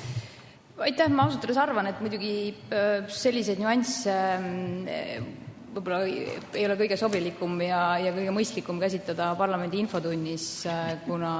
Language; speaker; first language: Estonian; native; Estonian